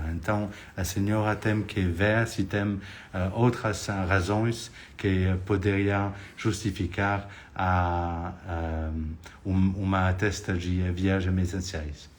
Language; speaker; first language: Portuguese; non-native, fluent; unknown